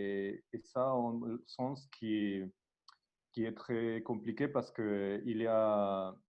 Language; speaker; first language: French; non-native, learner; Spanish